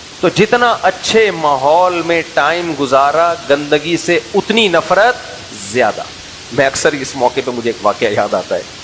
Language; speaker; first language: Urdu; native; Urdu